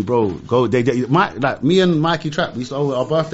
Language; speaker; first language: English; non-native, local second language; Arabic